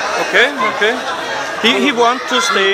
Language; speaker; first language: English; non-native, learner; German